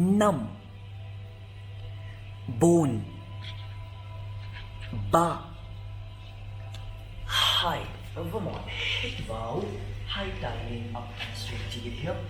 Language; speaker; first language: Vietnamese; non-native, learner; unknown